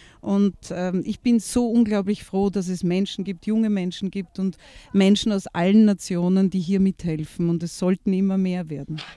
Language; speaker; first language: German; native; German